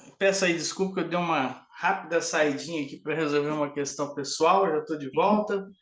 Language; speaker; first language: Portuguese; native; Portuguese